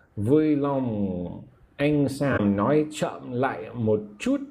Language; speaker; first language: Vietnamese; non-native, learner; English